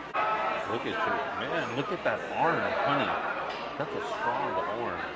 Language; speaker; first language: English; native; English